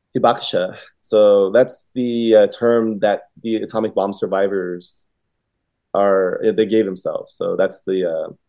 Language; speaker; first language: English; early bilingual, other home language; Vietnamese